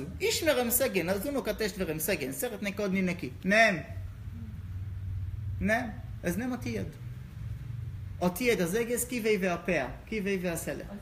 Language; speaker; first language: Hungarian; non-native, learner; Hebrew